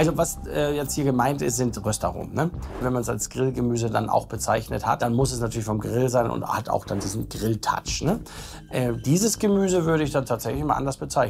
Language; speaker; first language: German; native; German